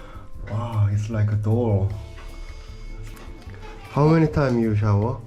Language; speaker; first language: English; non-native, learner; Korean